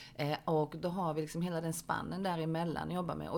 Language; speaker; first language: Swedish; early bilingual, other home language; Korean